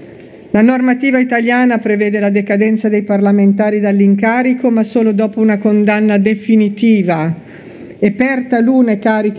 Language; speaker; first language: Italian; native; Italian